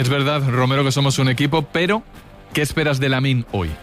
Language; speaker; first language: Spanish; native; Spanish